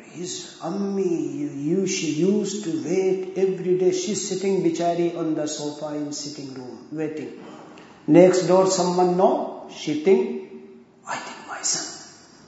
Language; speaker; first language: English; non-native, local second language; Urdu